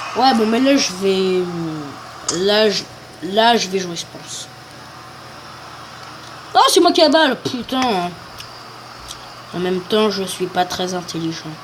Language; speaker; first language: French; native; French